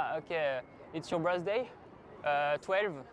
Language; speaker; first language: English; non-native, learner; French